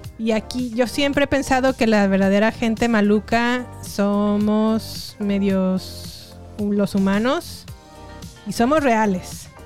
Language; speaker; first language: Spanish; native; Spanish